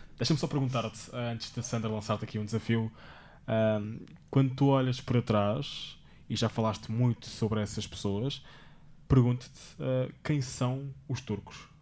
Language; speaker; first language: Portuguese; native; Portuguese